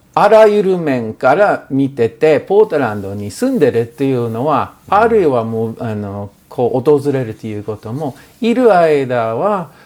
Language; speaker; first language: Japanese; non-native, fluent; English